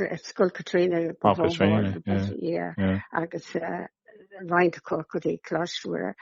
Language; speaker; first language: Irish; non-native, local second language; English